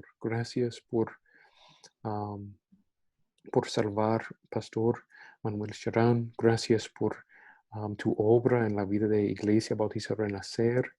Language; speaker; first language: Spanish; non-native, fluent; English